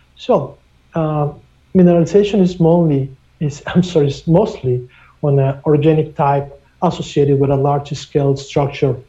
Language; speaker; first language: English; non-native, fluent; Spanish